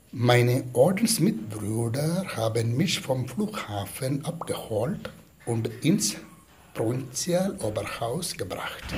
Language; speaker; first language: German; non-native, fluent; Malayalam